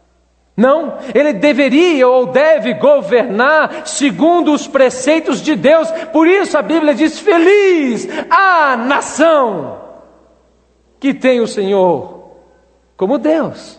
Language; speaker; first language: Portuguese; native; Portuguese